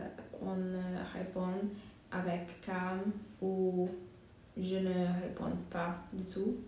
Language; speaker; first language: French; non-native, learner; Hungarian